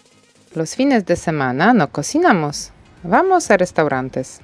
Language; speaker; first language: Spanish; non-native, fluent; Polish